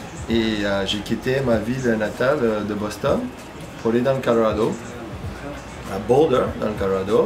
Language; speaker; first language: French; non-native, fluent; English